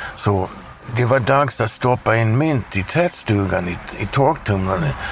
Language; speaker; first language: Swedish; early bilingual, heritage; Swedish